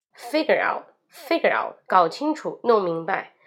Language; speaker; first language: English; non-native, fluent; Chinese